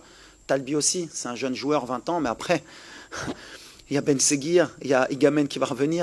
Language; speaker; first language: French; native; French